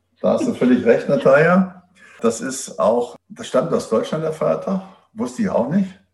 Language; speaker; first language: German; native; German